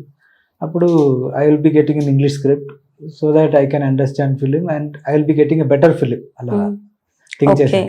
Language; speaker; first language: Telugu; non-native, learner; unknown